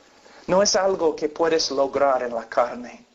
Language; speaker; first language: Spanish; non-native, fluent; English